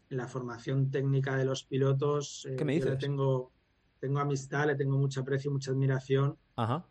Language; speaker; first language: Spanish; native; Spanish